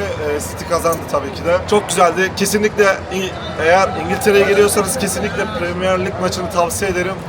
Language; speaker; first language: Turkish; native; Turkish